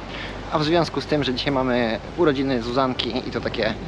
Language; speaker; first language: Polish; native; Polish